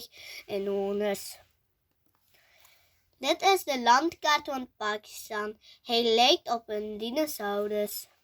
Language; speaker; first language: Dutch; early bilingual, other home language; Urdu